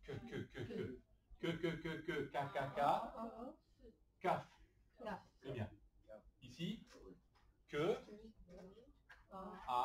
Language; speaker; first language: French; native; French